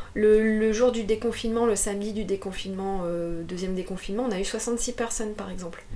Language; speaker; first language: French; native; French